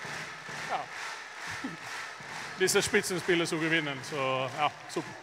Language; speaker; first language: German; non-native, fluent; Swedish